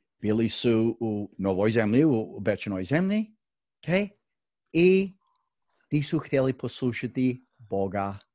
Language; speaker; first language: Croatian; early bilingual, heritage; Croatian